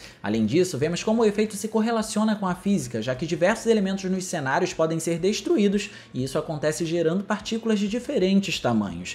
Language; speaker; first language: Portuguese; native; Portuguese